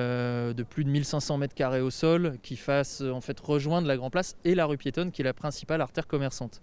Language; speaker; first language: French; native; French